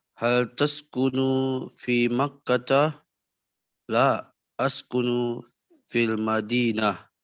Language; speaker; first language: Arabic; non-native, learner; Indonesian